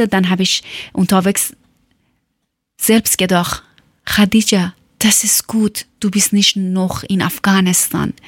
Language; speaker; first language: German; non-native, learner; Persian